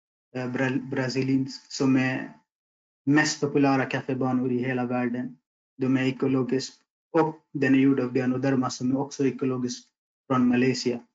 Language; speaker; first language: Swedish; non-native, fluent; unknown